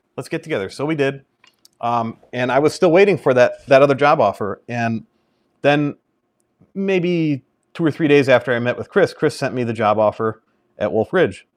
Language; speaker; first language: English; native; English